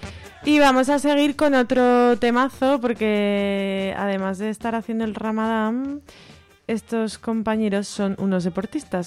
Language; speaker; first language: Spanish; native; Spanish